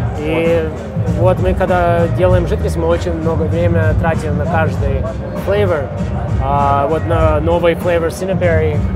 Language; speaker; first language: Russian; early bilingual, heritage; Russian